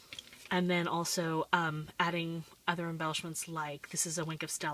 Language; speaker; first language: English; native; English